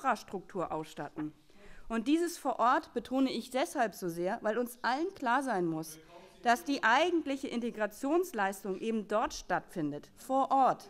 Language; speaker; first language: German; native; German